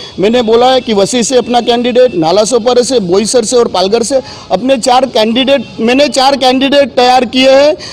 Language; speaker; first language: Hindi; non-native, local second language; Marathi